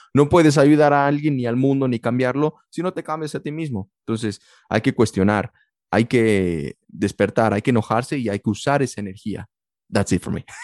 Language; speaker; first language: Spanish; early bilingual, heritage; Spanish